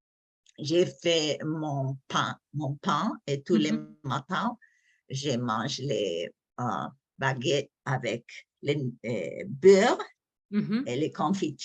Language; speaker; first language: French; non-native, learner; English